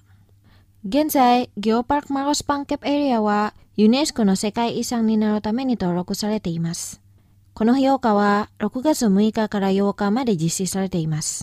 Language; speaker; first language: Japanese; non-native, fluent; Indonesian